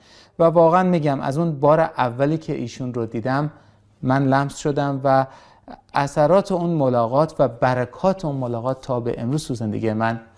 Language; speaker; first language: Persian; native; Persian